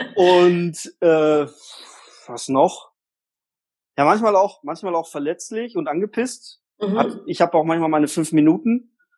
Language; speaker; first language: German; early bilingual, other home language; Polish